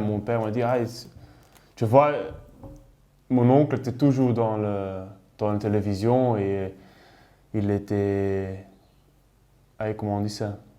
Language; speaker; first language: French; non-native, learner; Dutch